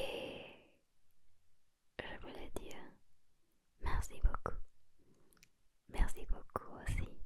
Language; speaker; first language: French; non-native, learner; Spanish